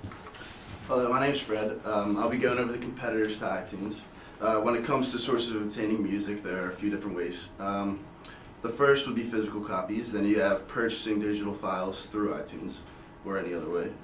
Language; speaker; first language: English; native; English